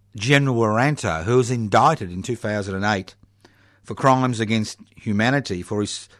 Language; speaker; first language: English; native; English